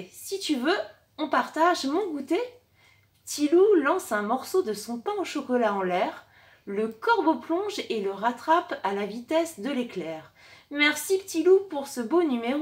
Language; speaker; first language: French; native; French